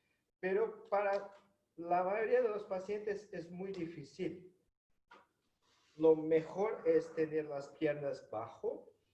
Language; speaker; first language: Spanish; non-native, fluent; Portuguese